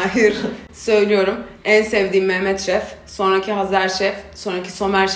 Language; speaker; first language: Turkish; native; Turkish